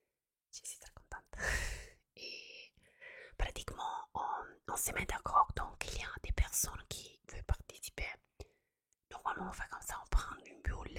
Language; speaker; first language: French; non-native, fluent; Italian